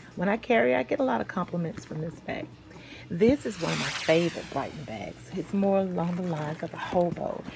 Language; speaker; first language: English; native; English